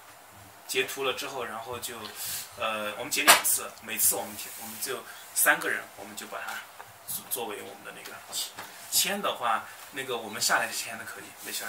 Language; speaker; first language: Chinese; native; Chinese